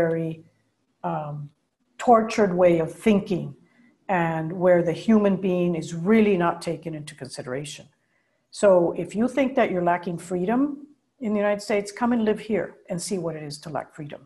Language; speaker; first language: English; non-native, fluent; Spanish